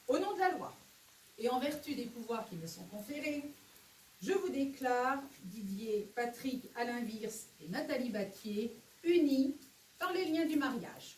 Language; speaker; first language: French; native; French